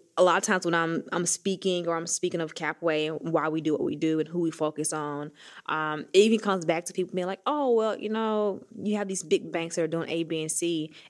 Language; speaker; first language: English; native; English